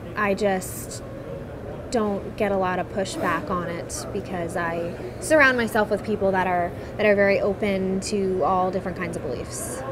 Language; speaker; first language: English; native; English